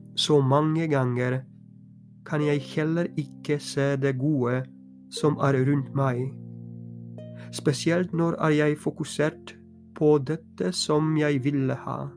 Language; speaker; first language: Norwegian; non-native, fluent; Polish